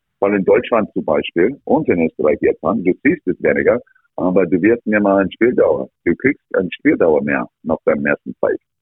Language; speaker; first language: German; non-native, fluent; English